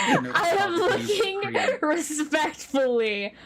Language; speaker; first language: English; native; English